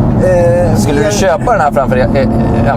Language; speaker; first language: Swedish; native; Swedish